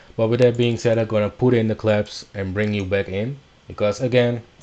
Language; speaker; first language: English; non-native, fluent; Dutch